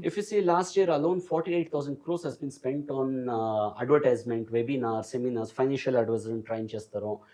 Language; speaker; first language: English; non-native, local second language; Kannada